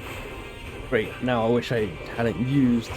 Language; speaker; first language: English; native; English